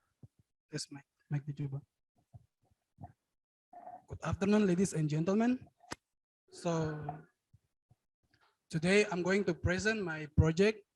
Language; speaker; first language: English; non-native, learner; Indonesian